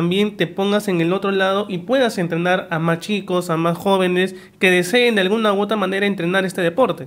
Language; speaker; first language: Spanish; native; Spanish